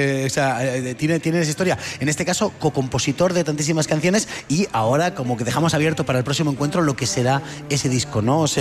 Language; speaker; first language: Spanish; native; Spanish